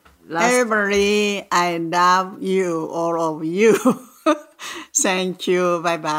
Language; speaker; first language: English; non-native, learner; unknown